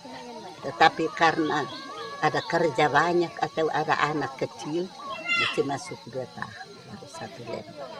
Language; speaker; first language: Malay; non-native, local second language; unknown